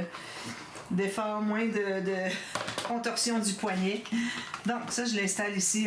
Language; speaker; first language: French; native; French